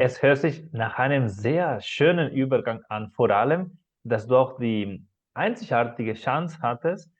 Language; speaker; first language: German; non-native, fluent; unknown